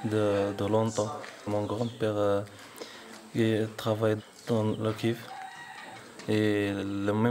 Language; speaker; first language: French; non-native, local second language; Arabic